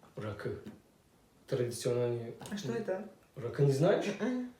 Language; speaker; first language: Russian; non-native, learner; Turkish